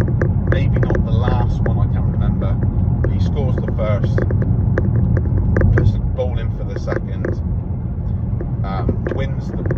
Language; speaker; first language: English; native; English